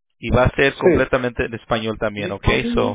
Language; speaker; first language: Spanish; early bilingual, heritage; Spanish